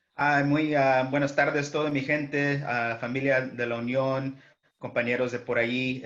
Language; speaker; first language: Spanish; early bilingual, heritage; English